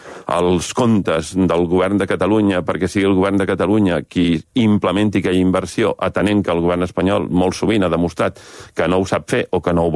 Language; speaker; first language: Catalan; native; Catalan